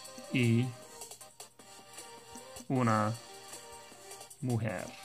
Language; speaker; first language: Spanish; non-native, learner; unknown